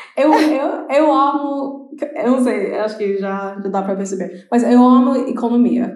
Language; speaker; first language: Portuguese; non-native, fluent; English